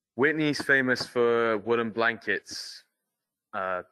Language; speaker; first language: English; native; English